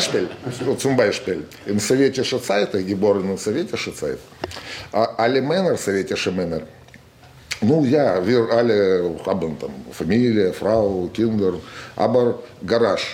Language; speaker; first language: German; non-native, learner; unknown